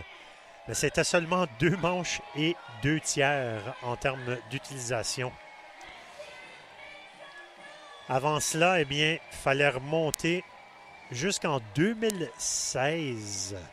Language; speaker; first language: French; native; French